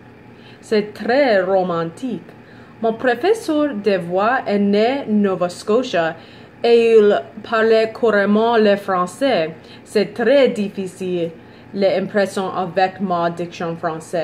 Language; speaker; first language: French; non-native, learner; English